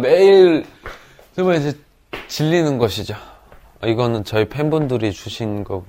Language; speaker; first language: Korean; native; Korean